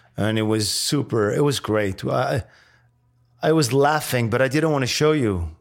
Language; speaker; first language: English; non-native, fluent; Arabic